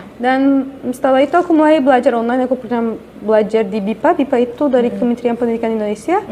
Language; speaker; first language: Indonesian; non-native, fluent; Turkish